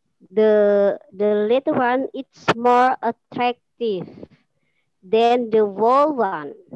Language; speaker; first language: English; non-native, learner; Indonesian